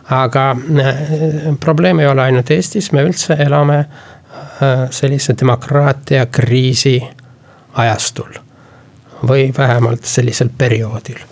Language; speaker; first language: Estonian; non-native, local second language; Russian